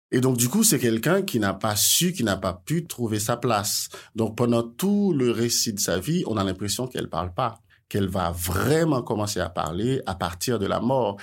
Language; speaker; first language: French; non-native, local second language; Haitian Creole